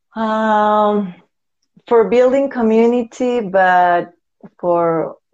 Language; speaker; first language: English; non-native, learner; Spanish